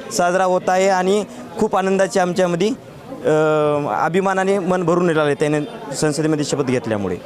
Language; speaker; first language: Marathi; native; Marathi